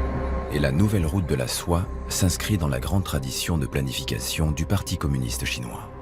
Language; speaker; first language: French; native; French